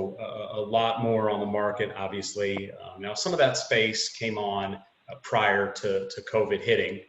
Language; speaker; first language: English; native; English